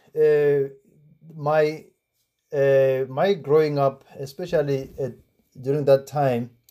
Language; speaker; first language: English; non-native, local second language; Tsonga